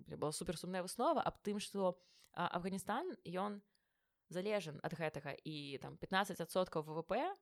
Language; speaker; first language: Belarusian; non-native, local second language; Russian